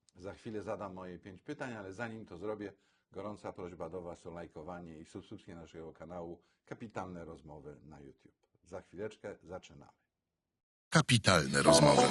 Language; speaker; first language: Polish; native; Polish